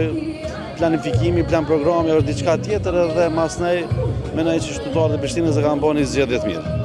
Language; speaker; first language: Albanian; native; Albanian